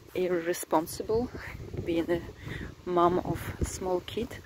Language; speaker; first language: English; non-native, fluent; Russian